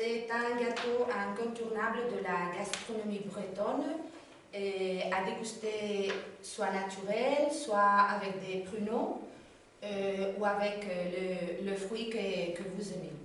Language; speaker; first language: French; non-native, learner; Spanish